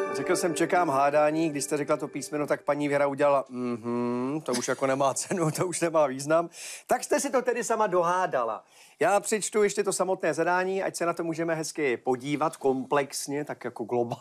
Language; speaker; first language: Czech; native; Czech